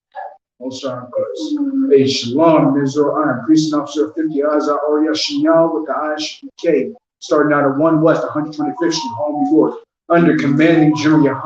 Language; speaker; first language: English; native; English